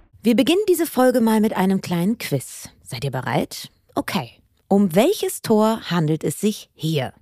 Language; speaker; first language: German; native; German